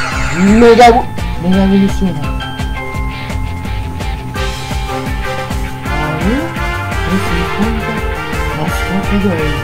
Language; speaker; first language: Spanish; native; Spanish